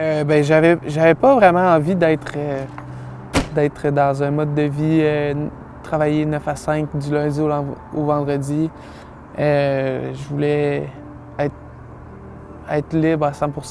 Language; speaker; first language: French; native; French